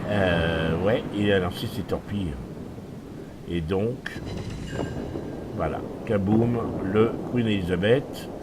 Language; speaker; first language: French; native; French